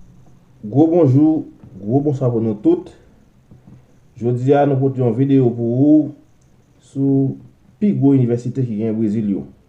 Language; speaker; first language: French; non-native, local second language; Haitian Creole